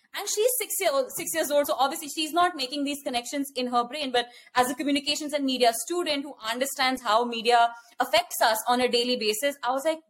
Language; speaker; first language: English; non-native, local second language; Hindi